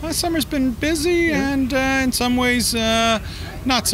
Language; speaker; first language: English; native; English